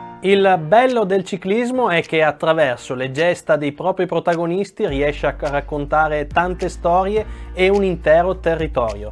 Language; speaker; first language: Italian; native; Italian